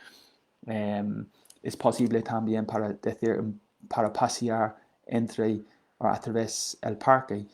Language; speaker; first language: Spanish; non-native, learner; English